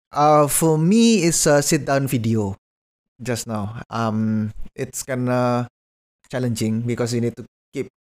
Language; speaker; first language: English; non-native, fluent; Indonesian